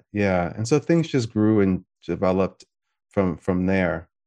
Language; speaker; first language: English; native; English